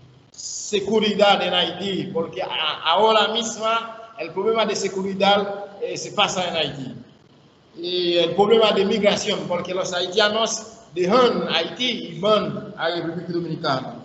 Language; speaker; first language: Spanish; non-native, learner; Haitian Creole